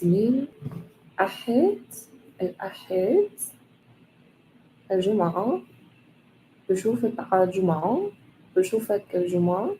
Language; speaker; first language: Arabic; non-native, learner; English